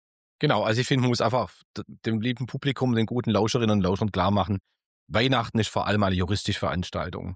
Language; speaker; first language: German; native; German